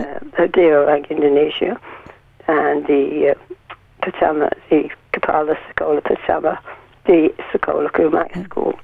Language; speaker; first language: Indonesian; non-native, learner; English